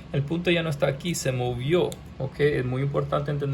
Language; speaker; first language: Spanish; early bilingual, heritage; Spanish